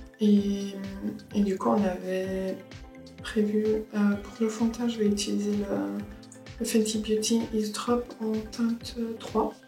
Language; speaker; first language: French; early bilingual, other home language; Portuguese